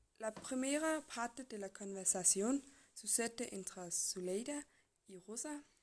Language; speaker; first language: Spanish; non-native, learner; English